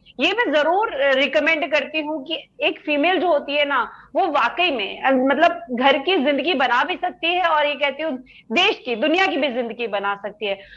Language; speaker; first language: Hindi; native; Hindi